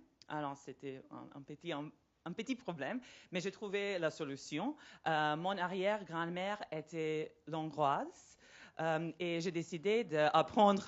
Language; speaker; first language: French; non-native, fluent; Serbian